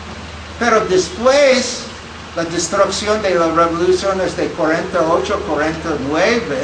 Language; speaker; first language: Spanish; non-native, fluent; English